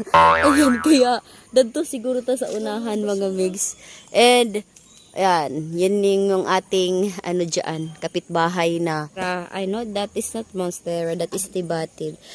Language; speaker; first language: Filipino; non-native, local second language; Cebuano